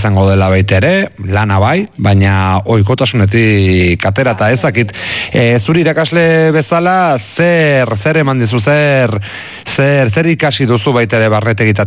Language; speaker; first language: Basque; native; Basque